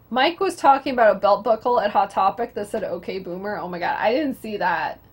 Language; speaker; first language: English; native; English